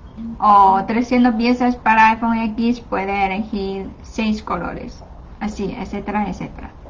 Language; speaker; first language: Spanish; non-native, learner; Chinese